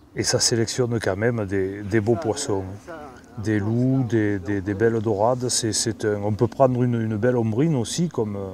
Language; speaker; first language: French; native; French